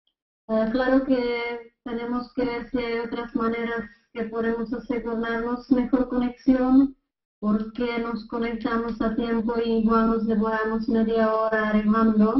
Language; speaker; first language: Spanish; non-native, fluent; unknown